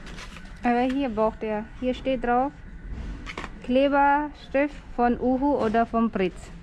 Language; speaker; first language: German; non-native, learner; Filipino